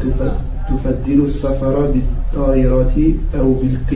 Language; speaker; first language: Arabic; non-native, learner; French